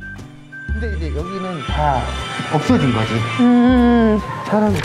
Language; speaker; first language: Korean; native; Korean